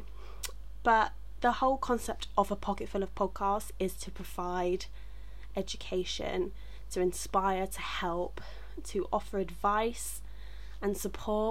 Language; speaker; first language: English; native; English